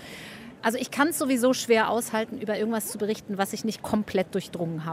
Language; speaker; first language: German; native; German